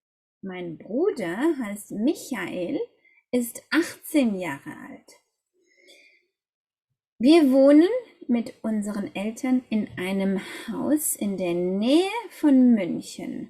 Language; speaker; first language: German; non-native, fluent; English